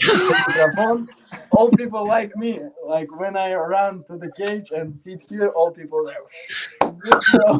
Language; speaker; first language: English; non-native, learner; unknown